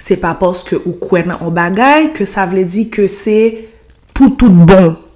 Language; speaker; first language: French; non-native, local second language; Haitian Creole